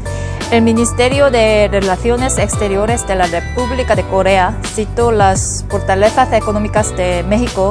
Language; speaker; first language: Spanish; non-native, fluent; Korean